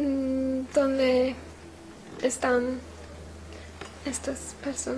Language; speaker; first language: Spanish; non-native, learner; English